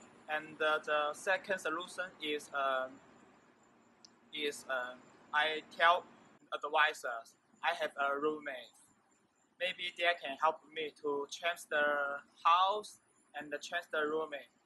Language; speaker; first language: English; non-native, learner; Chinese